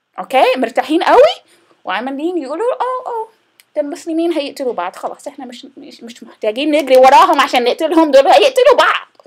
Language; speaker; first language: Arabic; non-native, fluent; English